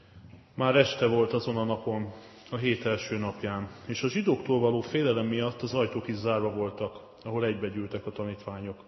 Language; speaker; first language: Hungarian; native; Hungarian